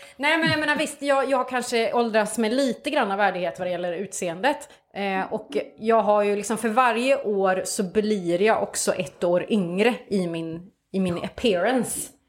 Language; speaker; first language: Swedish; native; Swedish